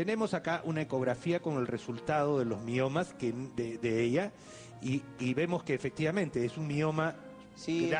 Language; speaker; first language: Spanish; native; Spanish